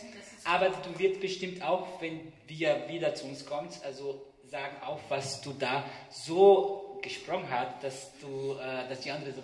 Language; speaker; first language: German; non-native, fluent; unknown